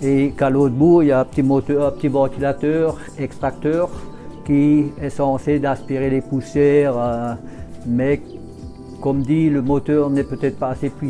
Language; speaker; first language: French; native; French